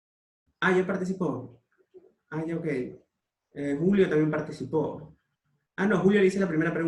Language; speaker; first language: Spanish; native; Spanish